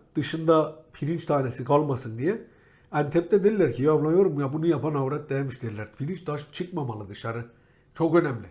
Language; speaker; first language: Turkish; native; Turkish